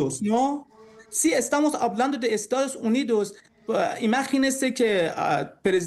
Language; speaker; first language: Spanish; non-native, learner; Persian